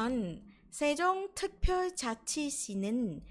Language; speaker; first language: Korean; non-native, fluent; Indonesian